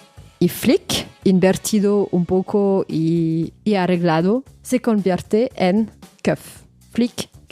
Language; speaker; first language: Spanish; non-native, fluent; French